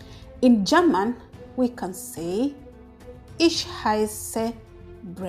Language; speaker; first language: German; non-native, fluent; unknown